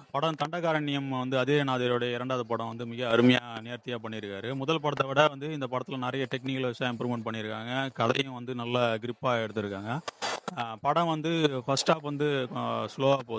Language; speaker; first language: Tamil; native; Tamil